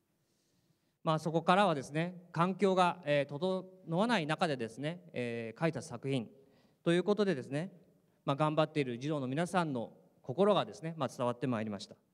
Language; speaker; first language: Japanese; native; Japanese